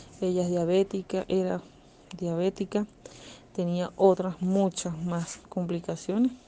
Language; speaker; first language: Spanish; native; Spanish